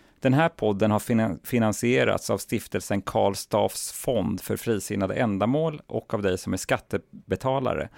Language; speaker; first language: Swedish; native; Swedish